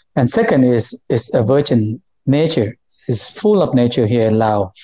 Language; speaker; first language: English; non-native, learner; Lao